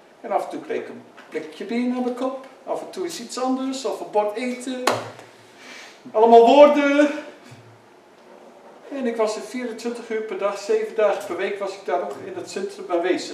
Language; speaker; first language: Dutch; native; Dutch